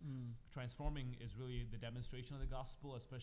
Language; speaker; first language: English; non-native, local second language; Malayalam